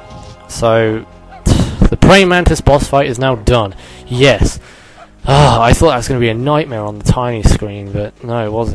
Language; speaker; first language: English; native; English